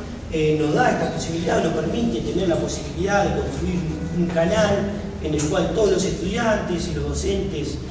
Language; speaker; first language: Spanish; native; Spanish